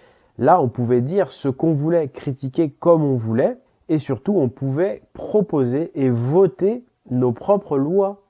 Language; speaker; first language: French; native; French